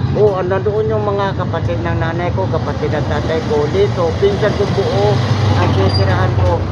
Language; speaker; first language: Filipino; non-native, local second language; Cebuano